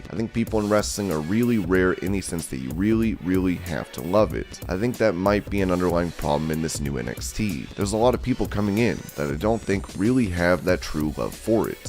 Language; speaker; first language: English; native; English